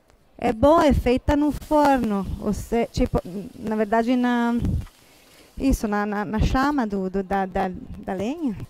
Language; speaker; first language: Portuguese; non-native, fluent; Italian